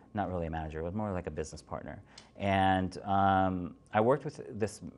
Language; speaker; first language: English; native; English